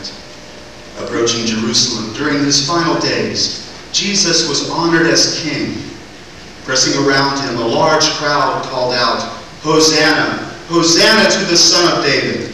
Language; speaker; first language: English; native; English